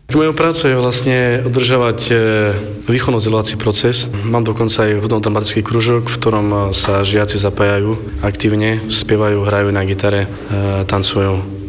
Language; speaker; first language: Slovak; non-native, local second language; Romany